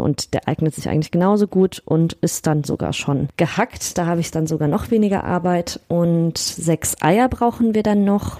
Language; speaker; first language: German; native; German